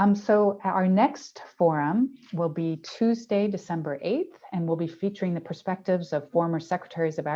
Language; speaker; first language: English; native; English